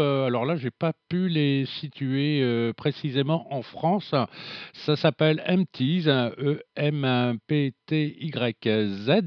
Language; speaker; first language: French; native; French